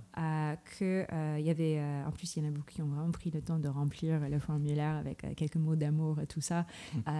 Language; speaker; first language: French; non-native, fluent; Filipino